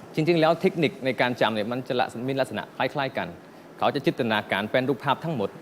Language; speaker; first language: Thai; non-native, fluent; Khmer